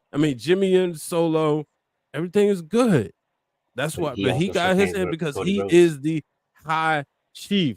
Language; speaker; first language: English; native; English